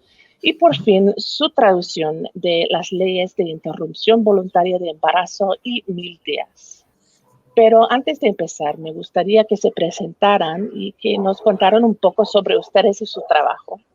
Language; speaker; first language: Spanish; non-native, fluent; English